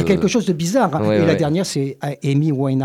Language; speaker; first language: French; native; French